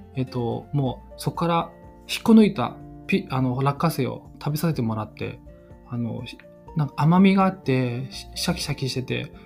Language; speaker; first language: Japanese; non-native, fluent; Chinese